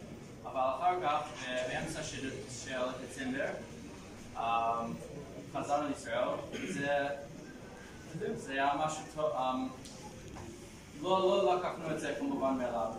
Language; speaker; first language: Hebrew; non-native, fluent; English